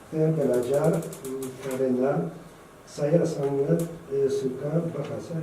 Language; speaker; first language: Indonesian; non-native, learner; Polish